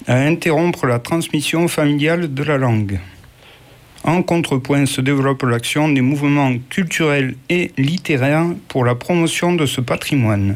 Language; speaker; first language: French; native; French